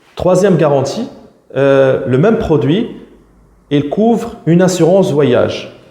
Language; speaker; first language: French; non-native, local second language; Arabic